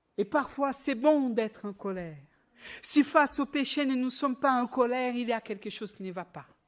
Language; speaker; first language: French; non-native, fluent; Portuguese